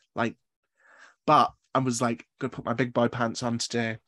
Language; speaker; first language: English; native; English